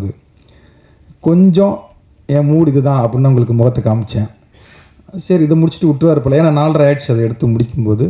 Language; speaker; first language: Tamil; native; Tamil